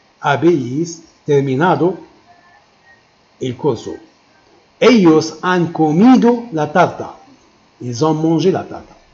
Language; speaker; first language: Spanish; non-native, fluent; Arabic